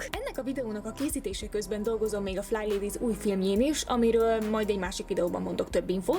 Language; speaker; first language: Hungarian; native; Hungarian